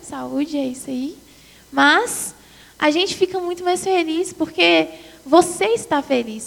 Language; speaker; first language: Portuguese; native; Portuguese